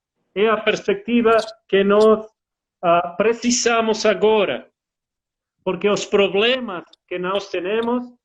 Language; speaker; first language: Portuguese; non-native, fluent; Spanish